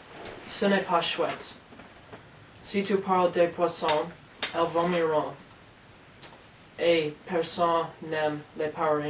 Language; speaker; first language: French; non-native, learner; English